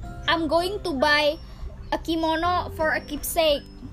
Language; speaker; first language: English; non-native, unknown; Indonesian